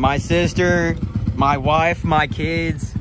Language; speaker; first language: English; native; English